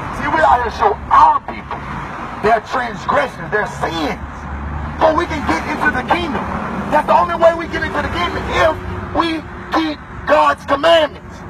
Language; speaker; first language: English; native; English